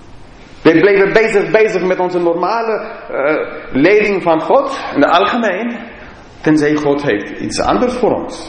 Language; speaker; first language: Dutch; non-native, fluent; English